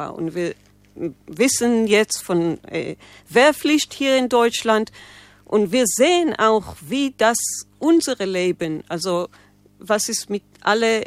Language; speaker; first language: German; non-native, learner; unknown